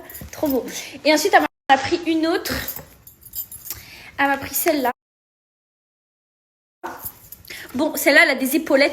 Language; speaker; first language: French; native; French